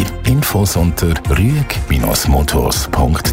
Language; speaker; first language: German; native; German